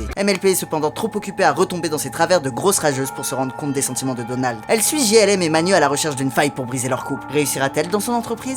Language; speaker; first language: French; native; French